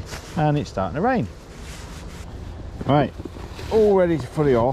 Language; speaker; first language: English; native; English